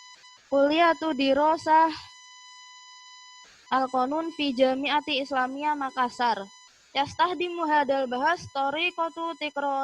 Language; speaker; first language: Arabic; non-native, learner; Indonesian